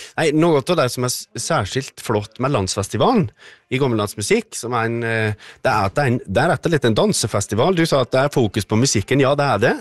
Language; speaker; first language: Norwegian; native; Norwegian